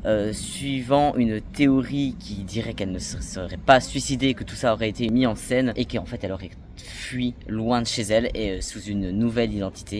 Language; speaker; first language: French; native; French